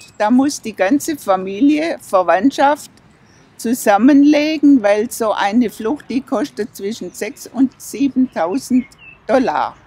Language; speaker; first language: German; native; German